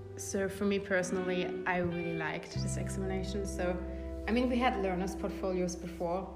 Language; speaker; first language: English; non-native, fluent; German